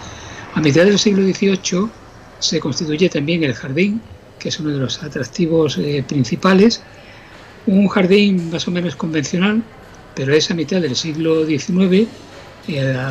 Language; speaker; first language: Spanish; native; Spanish